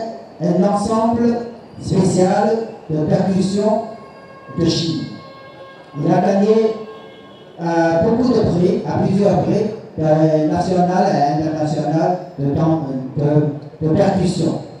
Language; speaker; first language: French; non-native, fluent; Chinese